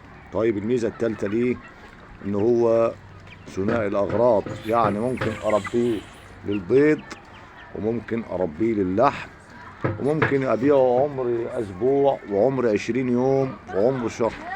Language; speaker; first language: Arabic; native; Arabic